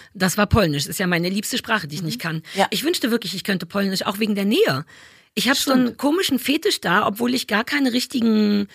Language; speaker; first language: German; native; German